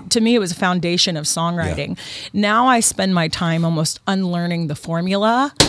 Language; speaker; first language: English; native; English